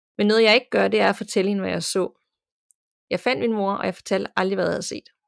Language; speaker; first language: Danish; native; Danish